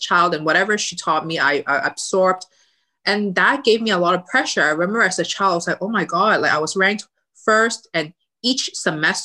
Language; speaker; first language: English; early bilingual, other home language; Cantonese